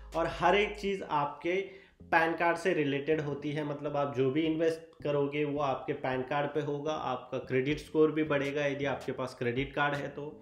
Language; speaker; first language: Hindi; native; Hindi